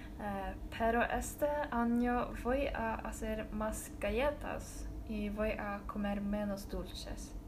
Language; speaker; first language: Spanish; non-native, learner; Norwegian